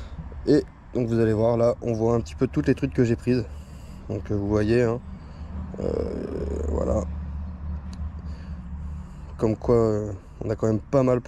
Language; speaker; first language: French; native; French